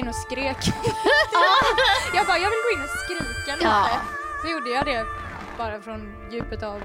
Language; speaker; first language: Swedish; native; Swedish